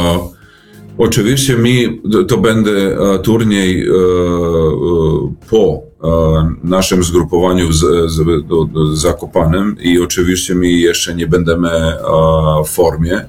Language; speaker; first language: Polish; non-native, learner; Serbian